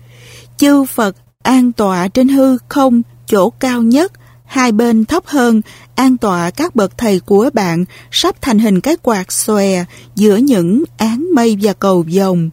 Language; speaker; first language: Vietnamese; native; Vietnamese